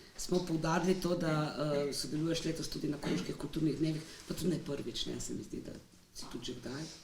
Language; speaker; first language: Slovenian; native; Slovenian